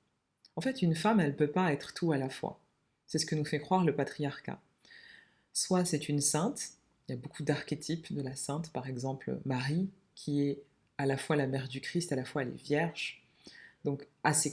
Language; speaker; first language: French; native; French